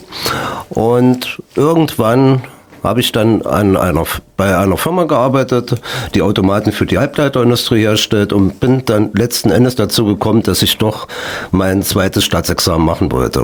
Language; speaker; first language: German; native; German